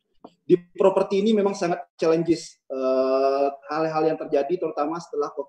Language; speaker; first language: Indonesian; native; Indonesian